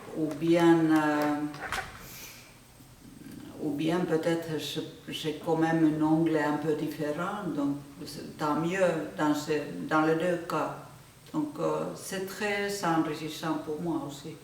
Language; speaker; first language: French; non-native, fluent; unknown